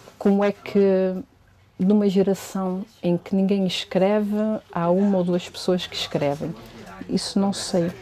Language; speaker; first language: Portuguese; early bilingual, heritage; Portuguese